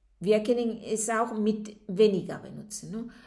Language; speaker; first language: German; non-native, fluent; Spanish